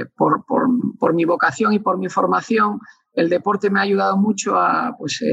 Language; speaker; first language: Spanish; native; Spanish